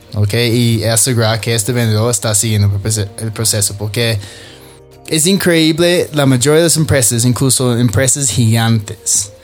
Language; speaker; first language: Spanish; non-native, fluent; English